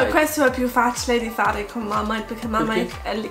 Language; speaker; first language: Italian; non-native, fluent; English